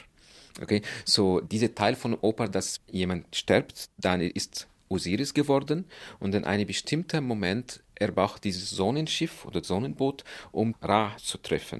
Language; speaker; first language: German; non-native, fluent; Arabic